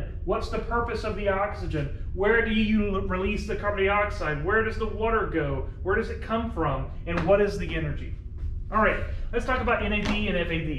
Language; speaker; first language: English; native; English